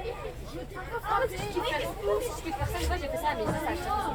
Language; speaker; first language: French; native; French